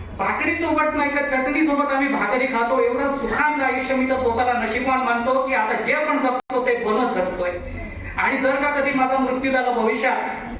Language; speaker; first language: Marathi; non-native, local second language; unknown